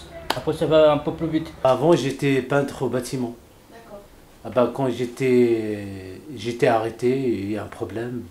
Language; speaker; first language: French; non-native, learner; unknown